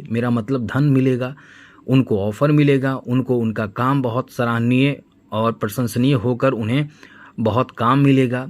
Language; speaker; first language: Hindi; native; Hindi